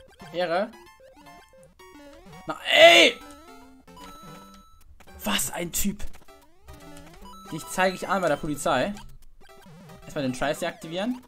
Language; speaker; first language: German; native; German